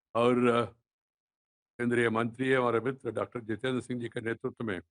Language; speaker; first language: Hindi; non-native, local second language; Telugu